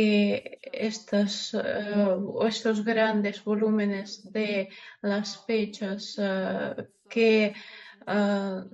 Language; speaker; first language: Spanish; non-native, fluent; Russian